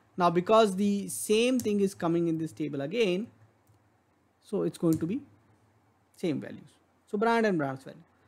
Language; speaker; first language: English; non-native, local second language; Hindi